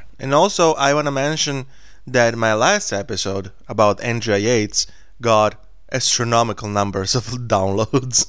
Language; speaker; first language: English; non-native, fluent; Serbian